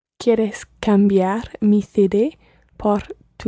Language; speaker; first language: Spanish; non-native, learner; English